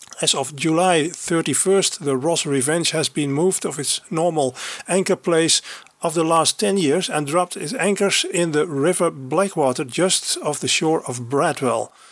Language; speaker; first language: English; non-native, fluent; Dutch